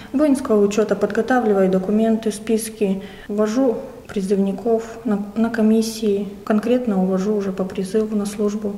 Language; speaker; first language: Russian; native; Russian